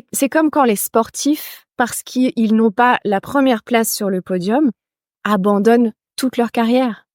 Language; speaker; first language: French; native; French